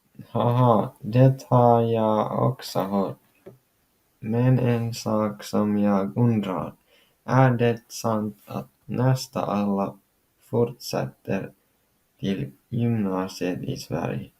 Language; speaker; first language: Swedish; non-native, local second language; Finnish